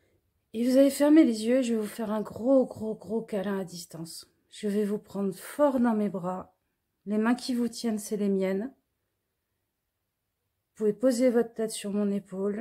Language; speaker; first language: French; native; French